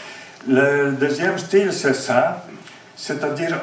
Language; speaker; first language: French; non-native, fluent; Italian